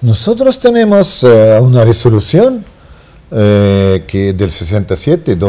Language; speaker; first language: Spanish; non-native, fluent; Arabic